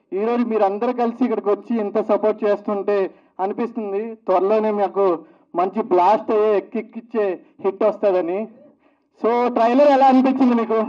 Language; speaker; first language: Telugu; native; Telugu